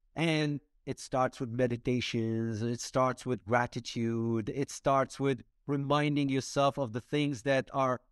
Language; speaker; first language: English; non-native, fluent; Hebrew